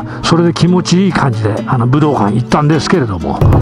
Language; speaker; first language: Japanese; native; Japanese